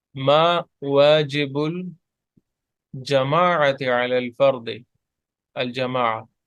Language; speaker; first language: Arabic; non-native, fluent; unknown